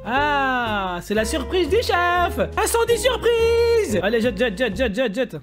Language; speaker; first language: French; native; French